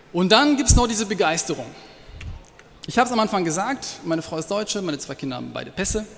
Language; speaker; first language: German; non-native, fluent; French